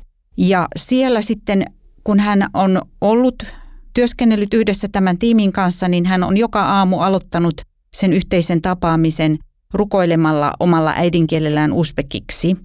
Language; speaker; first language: Finnish; native; Finnish